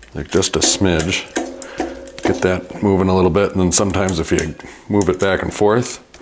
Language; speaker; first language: English; native; English